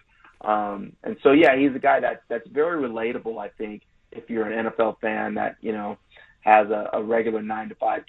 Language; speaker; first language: English; native; English